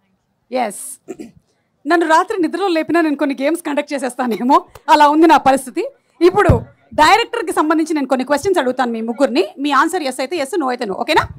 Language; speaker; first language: Telugu; native; Telugu